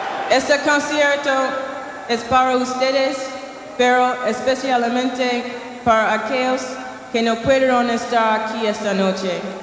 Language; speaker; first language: Spanish; non-native, learner; English